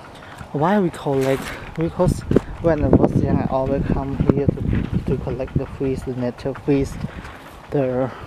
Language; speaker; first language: English; non-native, learner; Khmer